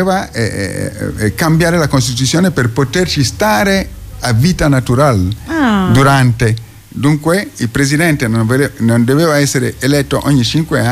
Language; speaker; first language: Italian; non-native, fluent; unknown